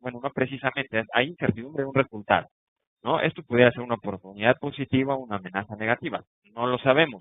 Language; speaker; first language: Spanish; native; Spanish